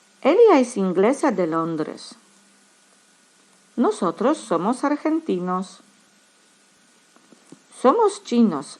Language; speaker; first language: Spanish; non-native, fluent; Polish